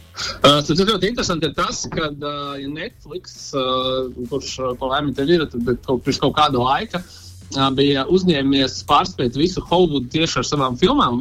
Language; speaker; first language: Latvian; non-native, local second language; Russian